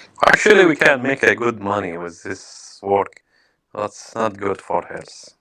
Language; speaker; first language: English; non-native, learner; Arabic